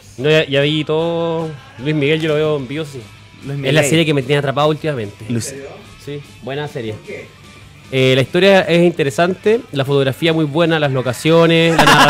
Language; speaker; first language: Spanish; native; Spanish